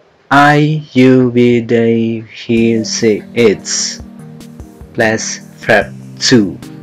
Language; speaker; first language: English; non-native, fluent; Indonesian